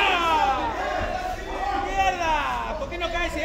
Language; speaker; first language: Spanish; native; Spanish